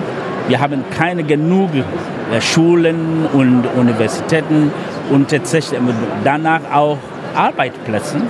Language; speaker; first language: German; non-native, fluent; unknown